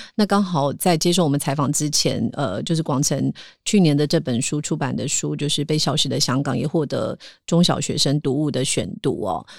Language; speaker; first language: Chinese; native; Chinese